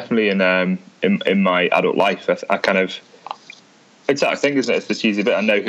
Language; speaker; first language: English; native; English